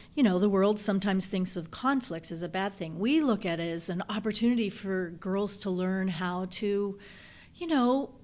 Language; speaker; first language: English; native; English